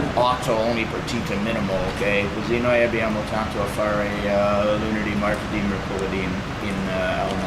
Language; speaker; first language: Italian; non-native, fluent; English